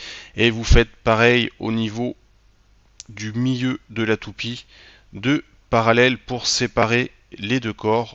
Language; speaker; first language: French; native; French